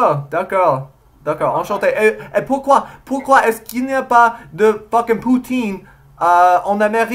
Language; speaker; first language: French; non-native, learner; English